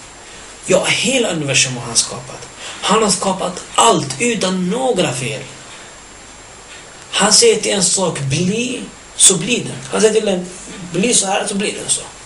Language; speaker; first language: Swedish; early bilingual, other home language; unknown